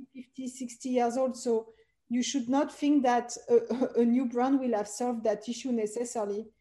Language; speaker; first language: English; non-native, fluent; French